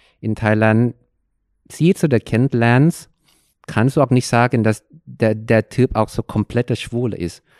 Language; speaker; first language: German; non-native, fluent; Thai